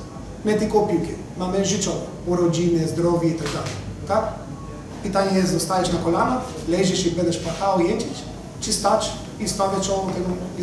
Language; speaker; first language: Polish; non-native, learner; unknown